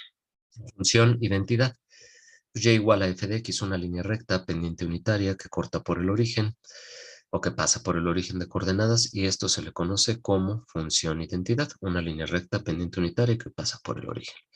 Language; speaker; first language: Spanish; native; Spanish